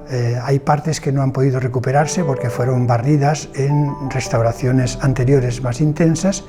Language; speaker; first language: Spanish; native; Spanish